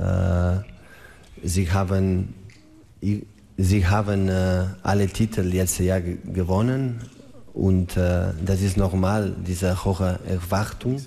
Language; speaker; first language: German; non-native, learner; Dutch